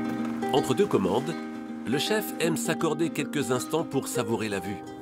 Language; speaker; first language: French; native; French